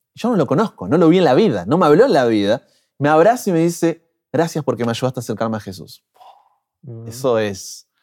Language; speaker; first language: Spanish; native; Spanish